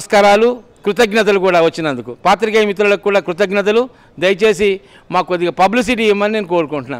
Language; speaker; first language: Telugu; native; Telugu